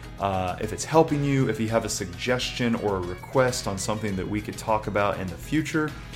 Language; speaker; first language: English; native; English